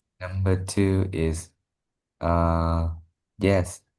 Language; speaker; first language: English; non-native, learner; Vietnamese